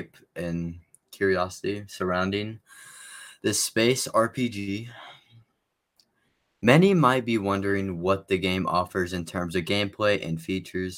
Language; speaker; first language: English; native; English